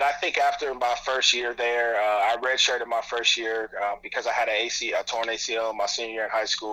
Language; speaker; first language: English; native; English